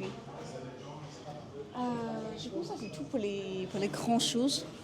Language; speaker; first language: French; non-native, learner; English